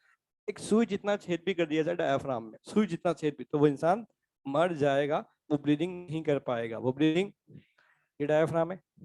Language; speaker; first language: Hindi; native; Hindi